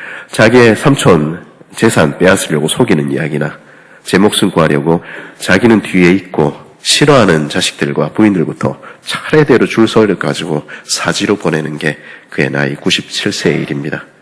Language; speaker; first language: Korean; native; Korean